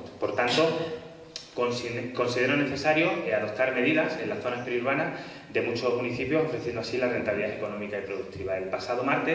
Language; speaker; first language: Spanish; native; Spanish